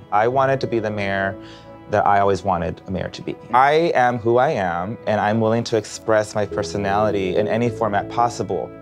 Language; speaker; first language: English; native; English